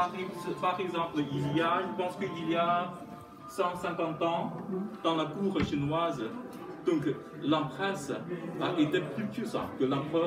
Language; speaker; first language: French; non-native, fluent; Chinese